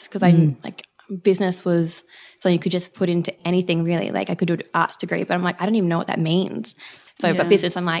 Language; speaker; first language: English; native; English